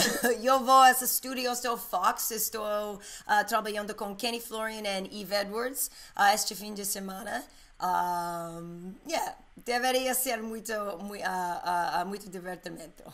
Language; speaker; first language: Portuguese; non-native, learner; English